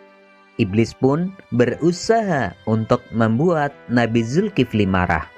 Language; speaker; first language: Indonesian; native; Indonesian